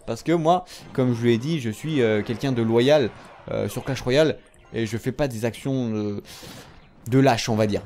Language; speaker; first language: French; native; French